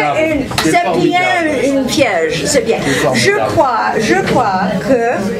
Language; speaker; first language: French; non-native, fluent; English